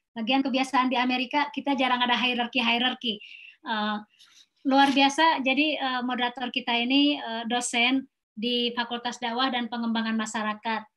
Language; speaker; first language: Indonesian; non-native, local second language; Sundanese